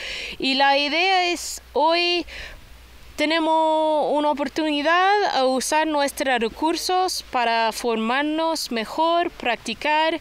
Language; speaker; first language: Spanish; non-native, fluent; English